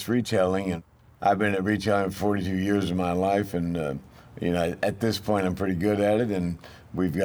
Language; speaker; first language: English; native; English